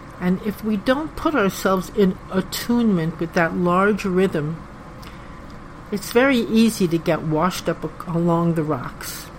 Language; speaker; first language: English; native; English